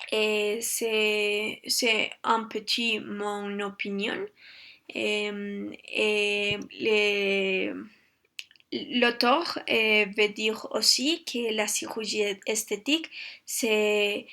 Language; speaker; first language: French; non-native, learner; Spanish